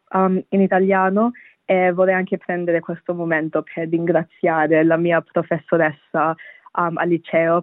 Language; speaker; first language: Italian; non-native, fluent; Bangla